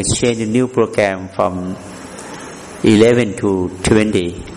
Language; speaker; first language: English; non-native, learner; Thai